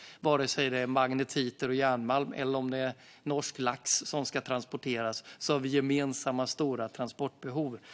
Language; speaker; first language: Swedish; native; Swedish